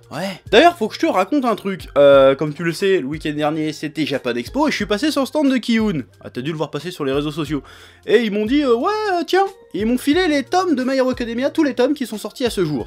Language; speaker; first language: French; native; French